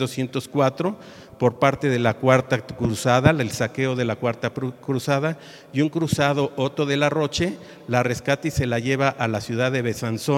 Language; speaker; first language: Spanish; native; Spanish